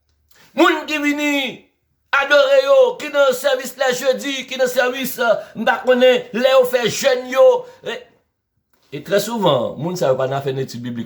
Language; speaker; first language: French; non-native, learner; Haitian Creole